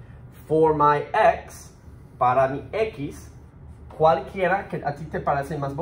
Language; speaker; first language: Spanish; early bilingual, heritage; Spanish